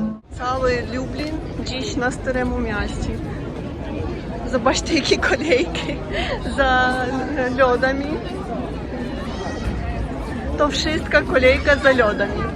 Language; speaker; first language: Polish; non-native, learner; Russian